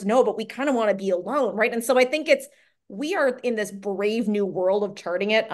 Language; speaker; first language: English; native; English